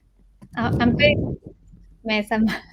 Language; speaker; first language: French; non-native, learner; Spanish